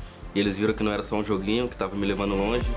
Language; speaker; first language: Portuguese; native; Portuguese